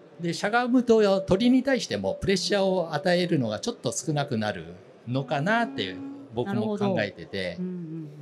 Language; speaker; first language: Japanese; native; Japanese